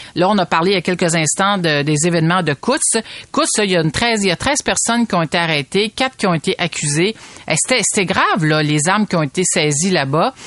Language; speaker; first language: French; native; French